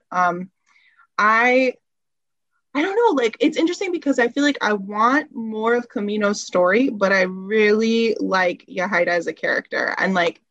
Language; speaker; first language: English; early bilingual, other home language; Spanish